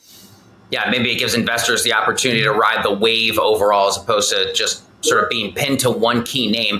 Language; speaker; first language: English; native; English